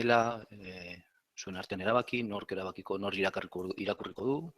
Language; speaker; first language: Basque; non-native, local second language; Spanish